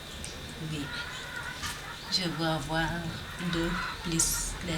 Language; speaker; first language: French; non-native, learner; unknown